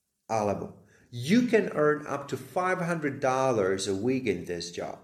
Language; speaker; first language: English; non-native, fluent; Slovak